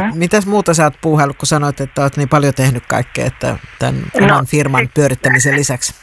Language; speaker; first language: Finnish; native; Finnish